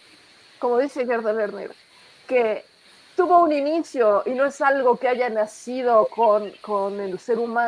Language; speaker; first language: Spanish; native; Spanish